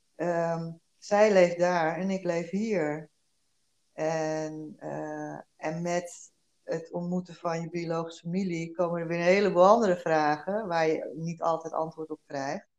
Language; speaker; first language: Dutch; early bilingual, other home language; Korean